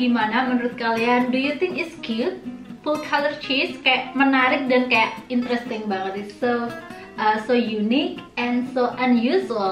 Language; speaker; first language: English; non-native, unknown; Indonesian